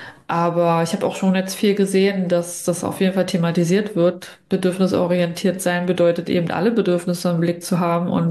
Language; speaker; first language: German; native; German